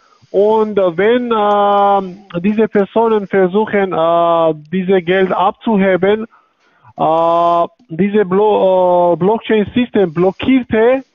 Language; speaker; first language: German; non-native, learner; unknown